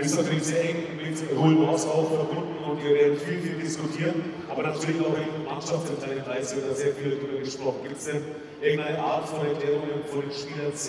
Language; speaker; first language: German; native; German